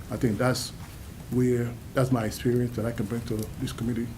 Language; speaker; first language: English; early bilingual, other home language; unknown